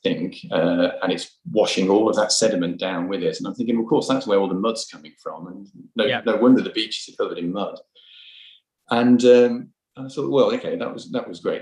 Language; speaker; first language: English; native; English